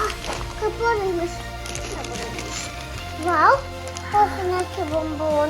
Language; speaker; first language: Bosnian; early bilingual, heritage; Serbian